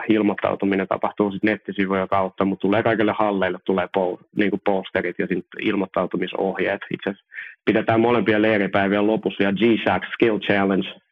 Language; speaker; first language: Finnish; early bilingual, other home language; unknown